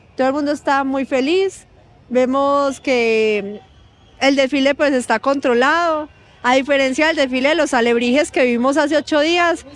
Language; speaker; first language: Spanish; native; Spanish